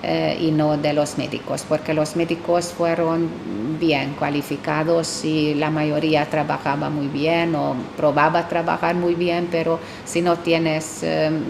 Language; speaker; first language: Spanish; non-native, fluent; Hungarian